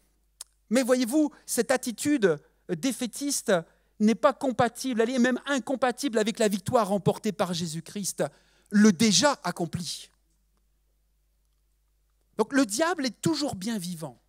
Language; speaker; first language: French; native; French